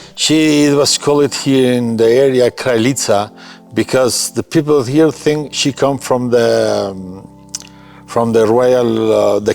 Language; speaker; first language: English; non-native, learner; Albanian